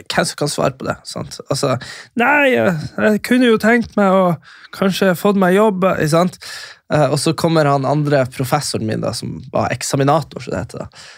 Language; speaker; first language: Norwegian; native; Norwegian